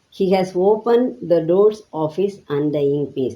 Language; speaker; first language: English; non-native, local second language; Tamil